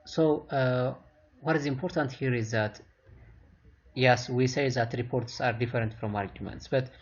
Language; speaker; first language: English; non-native, local second language; Amharic